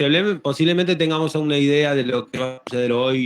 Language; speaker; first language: Spanish; native; Spanish